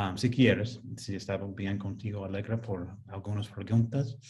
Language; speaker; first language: Spanish; non-native, fluent; English